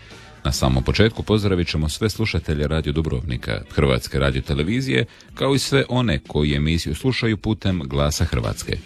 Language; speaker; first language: Serbian; native; Serbian